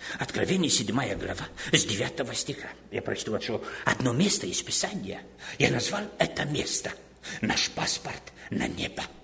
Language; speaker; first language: Russian; non-native, local second language; Romanian